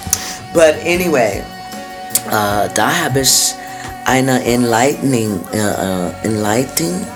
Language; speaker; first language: German; non-native, fluent; English